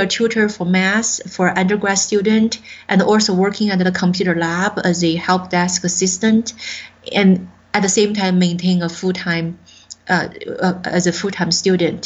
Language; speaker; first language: English; non-native, fluent; Chinese